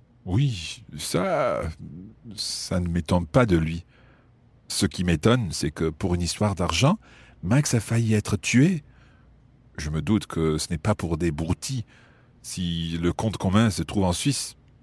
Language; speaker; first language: French; non-native, fluent; English